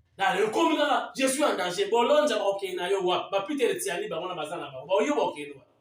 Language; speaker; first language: Lingala; non-native, local second language; Kongo